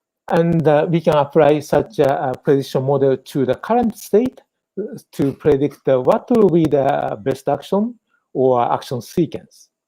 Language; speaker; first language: English; non-native, fluent; Japanese